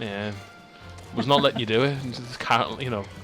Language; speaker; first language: English; native; English